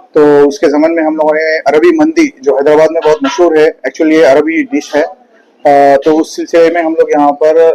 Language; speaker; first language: Hindi; native; Hindi